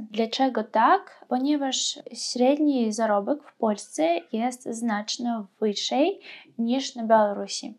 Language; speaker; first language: Polish; non-native, fluent; Russian